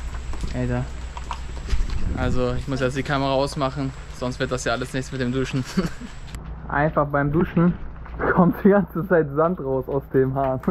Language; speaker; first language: German; native; German